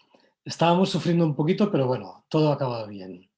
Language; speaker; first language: Spanish; non-native, local second language; Catalan